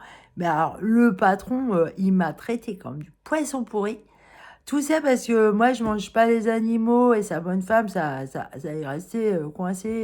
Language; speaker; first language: French; native; French